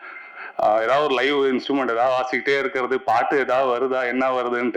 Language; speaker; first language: Tamil; native; Tamil